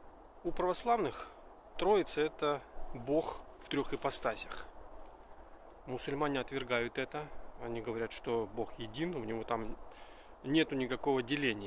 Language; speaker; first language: Russian; native; Russian